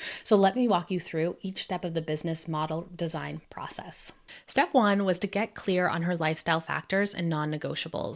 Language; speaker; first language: English; native; English